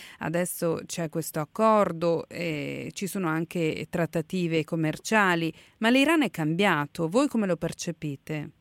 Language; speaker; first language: Italian; native; Italian